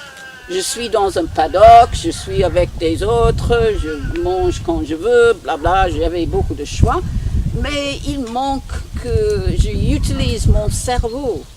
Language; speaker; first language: French; non-native, learner; English